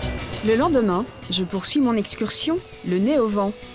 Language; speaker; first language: French; native; French